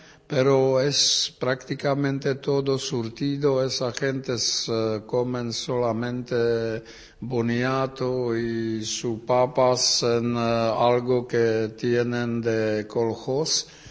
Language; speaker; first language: Spanish; non-native, learner; Czech